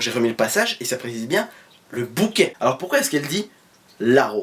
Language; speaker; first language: French; native; French